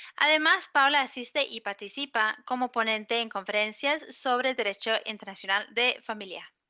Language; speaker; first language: Spanish; non-native, fluent; English